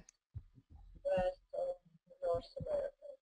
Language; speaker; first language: English; non-native, learner; Russian